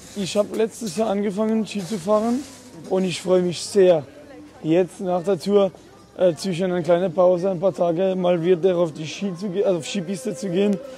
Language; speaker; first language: German; non-native, local second language; French